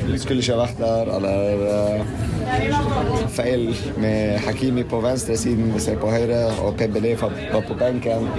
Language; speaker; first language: Norwegian; non-native, fluent; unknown